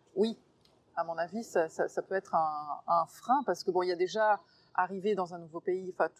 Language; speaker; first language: French; native; French